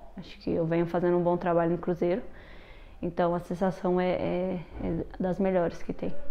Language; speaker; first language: Portuguese; native; Portuguese